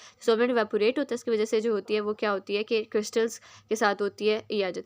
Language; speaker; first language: Hindi; native; Hindi